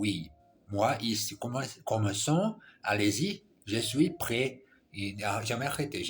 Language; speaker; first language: French; non-native, learner; English